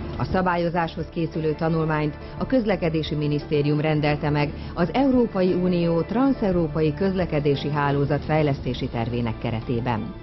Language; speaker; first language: Hungarian; native; Hungarian